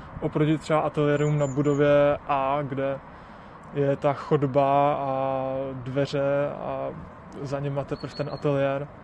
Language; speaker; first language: Czech; native; Czech